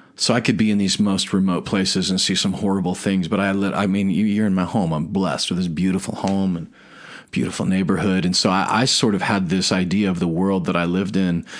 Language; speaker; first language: English; native; English